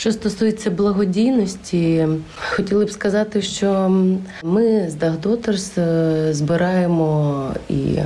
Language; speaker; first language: Ukrainian; native; Ukrainian